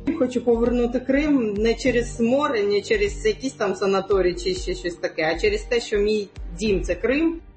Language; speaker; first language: Ukrainian; non-native, local second language; Crimean Tatar